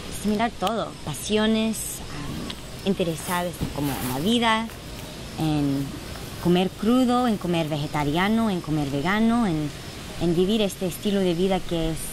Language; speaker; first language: Spanish; early bilingual, heritage; Spanish